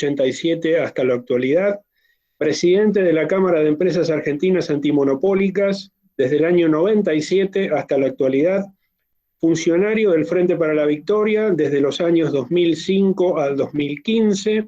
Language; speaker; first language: Spanish; native; Spanish